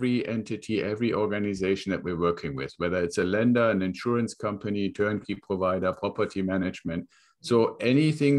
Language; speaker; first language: English; non-native, fluent; German